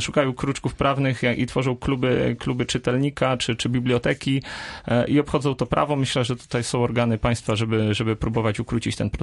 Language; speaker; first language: Polish; native; Polish